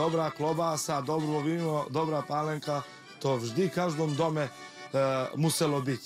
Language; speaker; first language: Slovak; early bilingual, heritage; Slovak